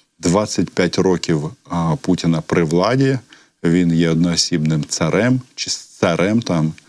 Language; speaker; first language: Ukrainian; native; Ukrainian